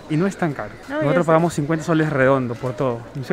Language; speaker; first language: Spanish; native; Spanish